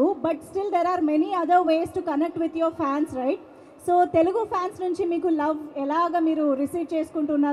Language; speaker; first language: Telugu; native; Telugu